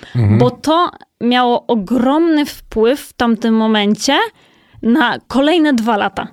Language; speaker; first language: Polish; native; Polish